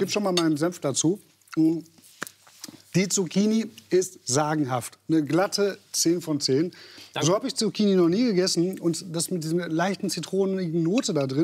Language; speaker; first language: German; native; German